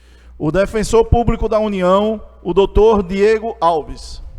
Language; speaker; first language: Portuguese; native; Portuguese